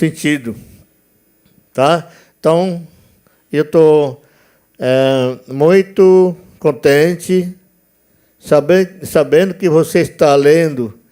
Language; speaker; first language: Portuguese; non-native, local second language; Yanomámi